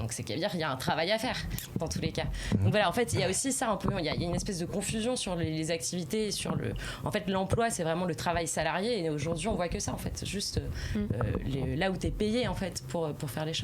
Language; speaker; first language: French; native; French